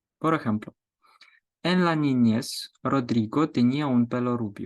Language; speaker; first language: Spanish; non-native, fluent; Ukrainian